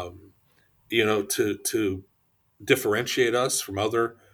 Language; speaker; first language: English; native; English